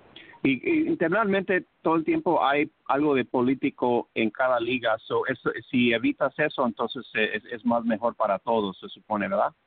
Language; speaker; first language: Spanish; early bilingual, heritage; English